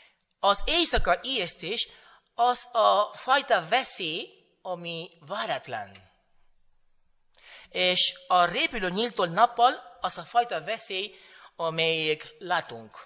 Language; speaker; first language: Hungarian; non-native, learner; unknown